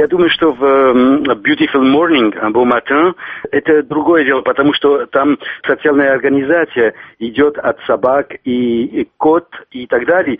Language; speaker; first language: Russian; non-native, local second language; Armenian